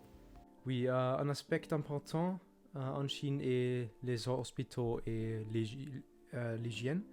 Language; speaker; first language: French; non-native, learner; German